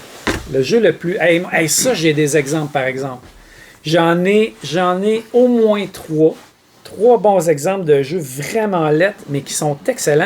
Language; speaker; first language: French; native; French